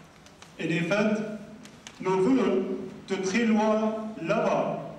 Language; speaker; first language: French; non-native, learner; Arabic